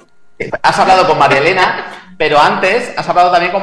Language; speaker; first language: Spanish; native; Spanish